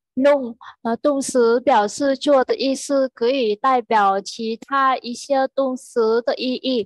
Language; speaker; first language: Chinese; non-native, fluent; Vietnamese